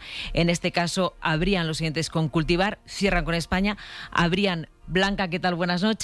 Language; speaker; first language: Spanish; native; Spanish